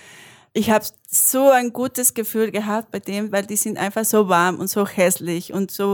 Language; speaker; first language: German; non-native, learner; Spanish